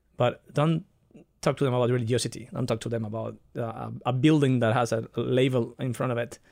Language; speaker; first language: English; non-native, fluent; Spanish